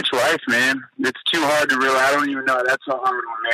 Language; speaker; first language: English; native; English